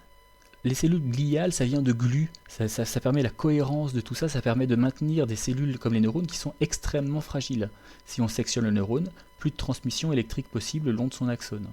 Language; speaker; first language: French; native; French